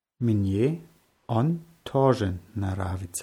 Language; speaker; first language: Russian; non-native, learner; German